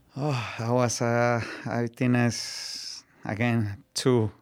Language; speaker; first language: English; non-native, learner; Spanish